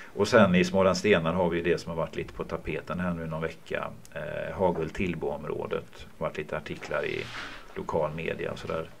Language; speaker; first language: Swedish; native; Swedish